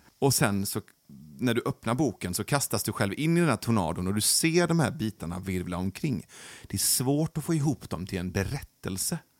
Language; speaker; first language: Swedish; early bilingual, other home language; Persian